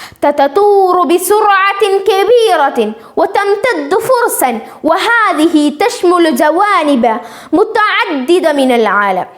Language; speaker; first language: Arabic; non-native, learner; Malayalam